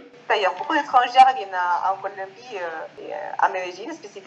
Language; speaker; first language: French; non-native, fluent; Spanish